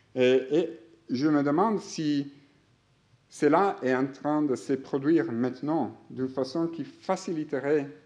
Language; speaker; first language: French; non-native, fluent; Greek